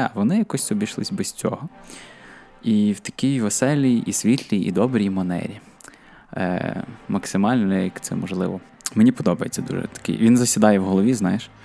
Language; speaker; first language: Ukrainian; native; Ukrainian